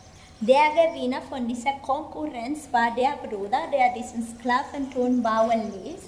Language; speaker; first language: German; non-native, fluent; Spanish